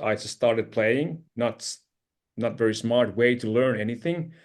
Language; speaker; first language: English; non-native, fluent; Finnish